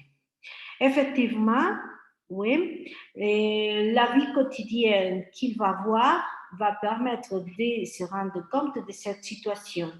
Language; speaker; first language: French; non-native, fluent; Spanish